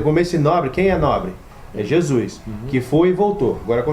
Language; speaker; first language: Portuguese; native; Portuguese